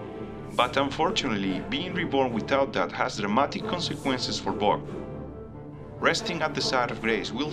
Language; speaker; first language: English; non-native, fluent; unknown